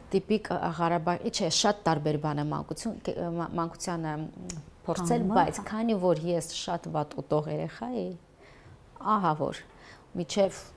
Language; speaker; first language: Armenian; native; Armenian